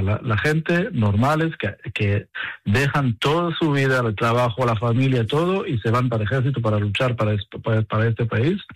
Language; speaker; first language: Spanish; non-native, fluent; Hebrew